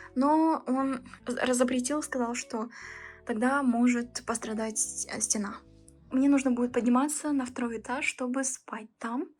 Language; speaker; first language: Russian; early bilingual, heritage; Russian